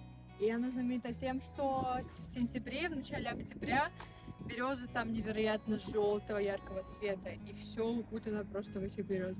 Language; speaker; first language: Russian; native; Russian